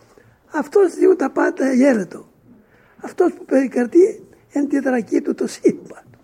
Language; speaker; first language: Greek; native; Greek